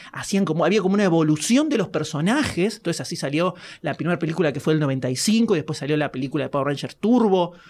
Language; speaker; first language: Spanish; native; Spanish